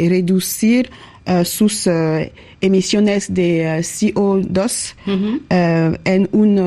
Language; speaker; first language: Spanish; non-native, learner; French